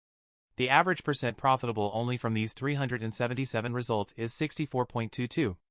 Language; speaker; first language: English; non-native, fluent; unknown